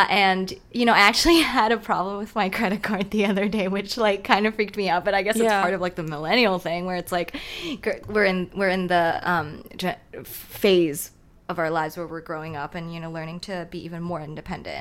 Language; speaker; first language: English; non-native, local second language; Cantonese